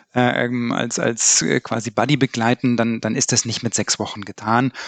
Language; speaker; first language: German; native; German